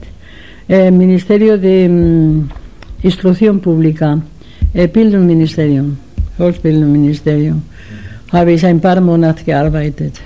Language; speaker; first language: German; non-native, learner; Spanish